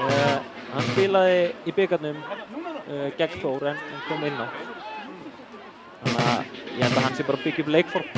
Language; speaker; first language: Icelandic; native; Icelandic